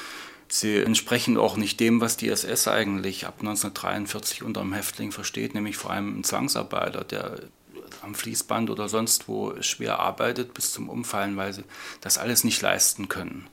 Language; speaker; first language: German; native; German